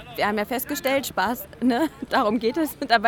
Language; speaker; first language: German; native; German